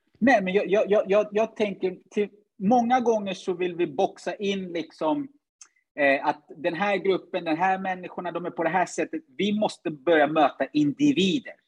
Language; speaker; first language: Swedish; early bilingual, other home language; Ganda